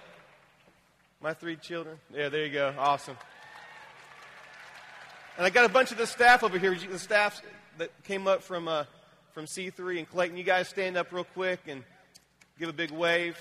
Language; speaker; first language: English; native; English